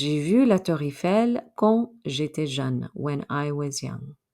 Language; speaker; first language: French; non-native, fluent; English